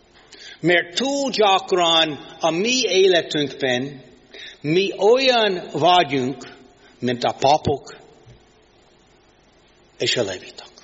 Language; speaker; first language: Hungarian; non-native, fluent; English